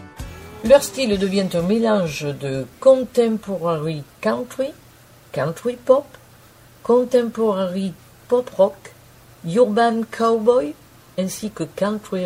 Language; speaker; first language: French; native; French